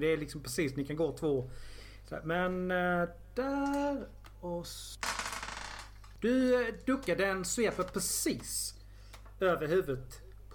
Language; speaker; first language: Swedish; native; Swedish